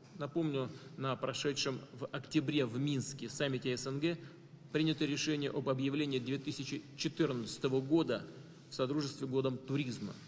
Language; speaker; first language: Russian; native; Russian